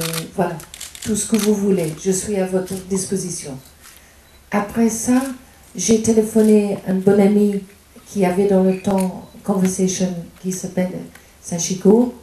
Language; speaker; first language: French; non-native, fluent; English